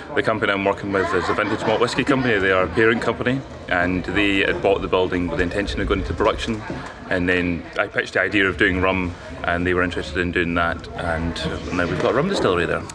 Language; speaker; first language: English; native; English